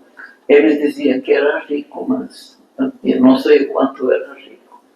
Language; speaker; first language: Portuguese; non-native, fluent; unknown